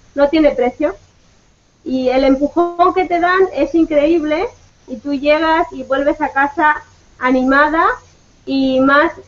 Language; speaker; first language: Spanish; native; Spanish